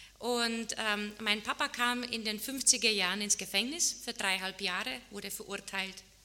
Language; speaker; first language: German; non-native, fluent; Czech